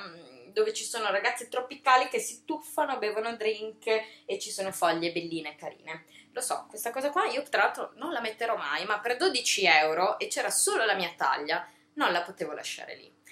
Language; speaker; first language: Italian; native; Italian